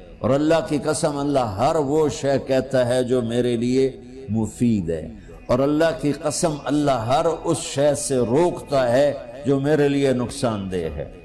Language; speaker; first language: Urdu; non-native, local second language; Punjabi